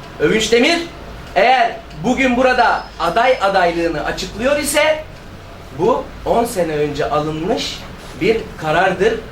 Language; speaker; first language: Turkish; native; Turkish